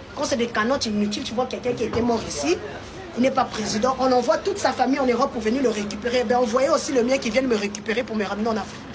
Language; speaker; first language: French; non-native, local second language; Lingala